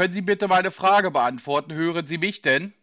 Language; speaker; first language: German; native; German